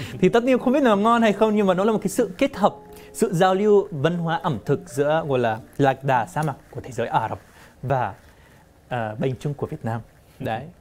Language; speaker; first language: Vietnamese; non-native, fluent; Arabic